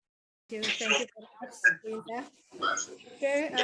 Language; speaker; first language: English; non-native, learner; Indonesian